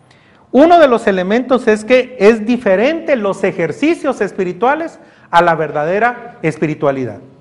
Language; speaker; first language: Spanish; native; Spanish